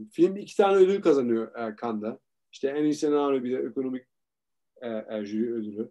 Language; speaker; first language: Turkish; early bilingual, heritage; Turkish